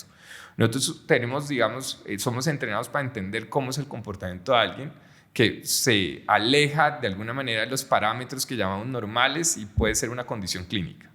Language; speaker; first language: Spanish; native; Spanish